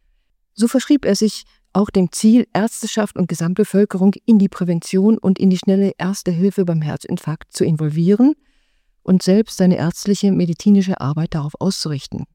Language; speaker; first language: German; native; German